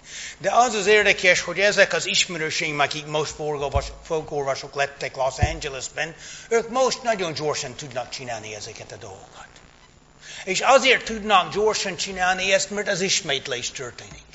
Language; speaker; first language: Hungarian; non-native, fluent; English